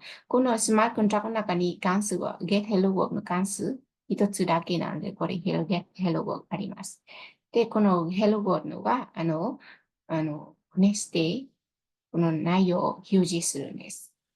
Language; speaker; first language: Japanese; non-native, fluent; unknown